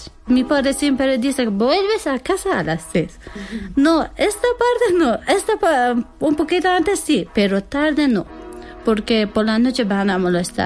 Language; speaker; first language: Spanish; non-native, learner; Persian